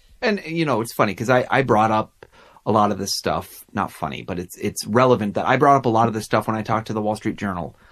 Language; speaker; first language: English; native; English